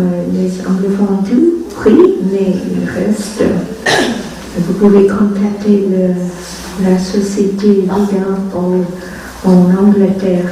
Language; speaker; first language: French; non-native, fluent; Vietnamese